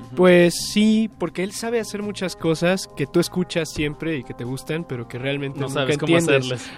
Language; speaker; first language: Spanish; native; Spanish